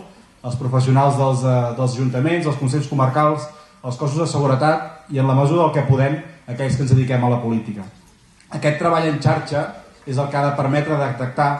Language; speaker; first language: Catalan; native; Catalan